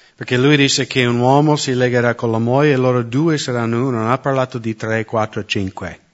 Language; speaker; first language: Italian; non-native, fluent; English